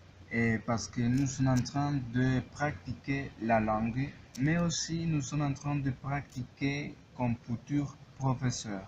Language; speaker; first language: French; non-native, learner; Spanish